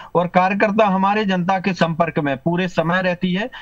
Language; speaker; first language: Hindi; native; Hindi